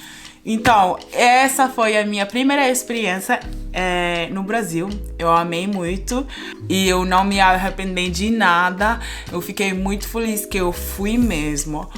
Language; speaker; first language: Portuguese; non-native, fluent; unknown